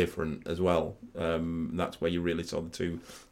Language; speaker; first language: English; native; English